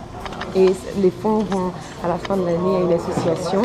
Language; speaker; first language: French; native; French